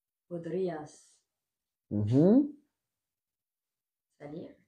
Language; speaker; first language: Spanish; non-native, learner; French